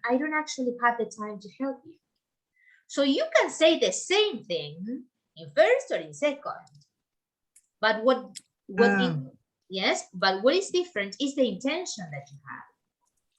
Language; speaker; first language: English; non-native, fluent; Spanish